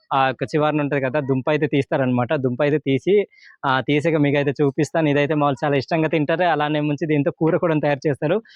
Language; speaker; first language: Telugu; non-native, local second language; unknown